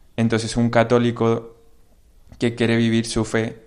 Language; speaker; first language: Spanish; native; Spanish